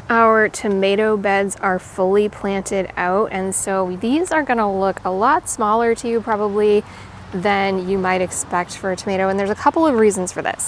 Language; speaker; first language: English; native; English